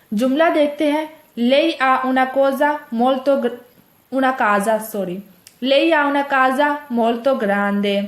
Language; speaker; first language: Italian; non-native, fluent; Urdu